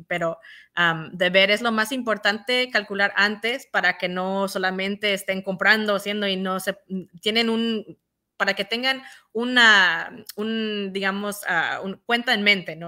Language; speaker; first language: Spanish; early bilingual, heritage; Spanish